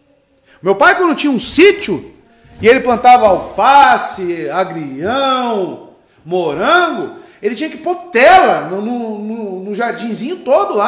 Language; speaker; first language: Portuguese; native; Portuguese